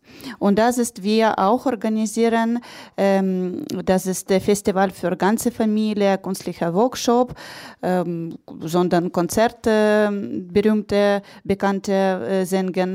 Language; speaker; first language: German; non-native, learner; Ukrainian